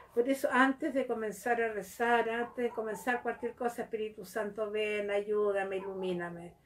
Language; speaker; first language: Spanish; native; Spanish